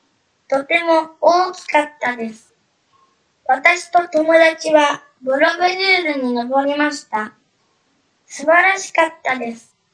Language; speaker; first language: Japanese; non-native, learner; Indonesian